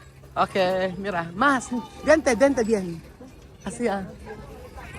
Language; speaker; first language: Spanish; non-native, learner; Filipino